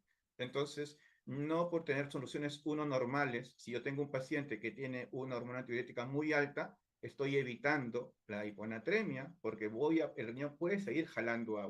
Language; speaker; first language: Spanish; native; Spanish